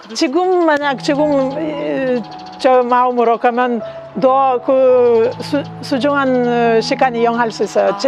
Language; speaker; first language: Korean; non-native, learner; Lithuanian